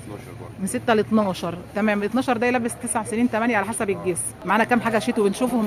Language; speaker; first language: Arabic; native; Arabic